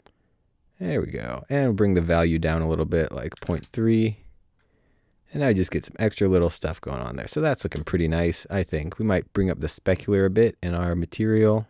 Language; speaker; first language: English; native; English